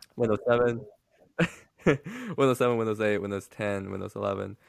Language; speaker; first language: English; non-native, fluent; Chinese